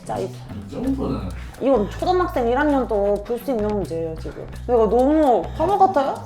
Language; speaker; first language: Korean; non-native, fluent; Turkish